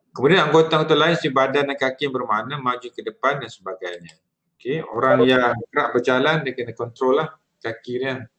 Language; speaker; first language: Malay; native; Malay